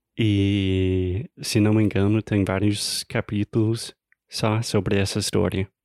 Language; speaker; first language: Portuguese; non-native, fluent; English